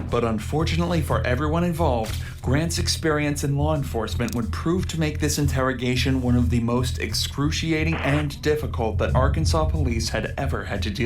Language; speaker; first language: English; native; English